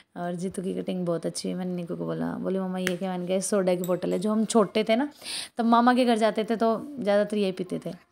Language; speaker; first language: Hindi; native; Hindi